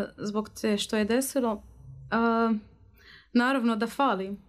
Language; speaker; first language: Croatian; non-native, learner; Arabic